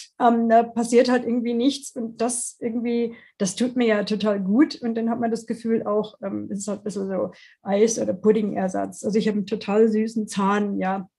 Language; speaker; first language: German; non-native, fluent; English